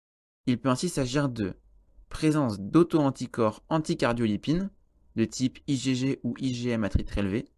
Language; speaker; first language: French; native; French